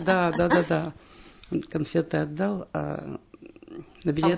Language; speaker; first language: Russian; native; Russian